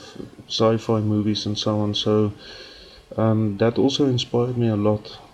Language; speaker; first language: English; non-native, local second language; Afrikaans